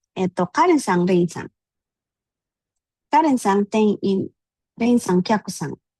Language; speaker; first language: Japanese; non-native, fluent; Filipino